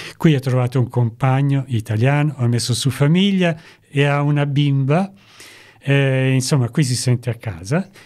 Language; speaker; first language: Italian; native; Italian